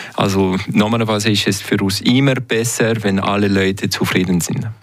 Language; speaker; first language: German; non-native, local second language; Italian